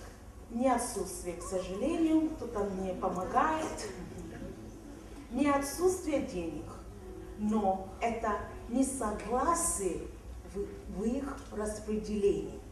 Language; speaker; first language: Russian; non-native, fluent; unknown